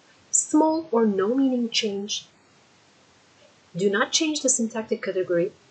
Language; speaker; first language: English; non-native, fluent; Turkish